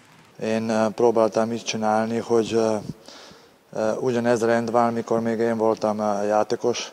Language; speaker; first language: Hungarian; non-native, fluent; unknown